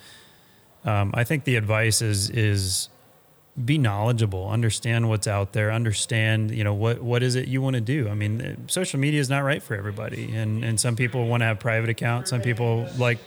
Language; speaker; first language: English; native; English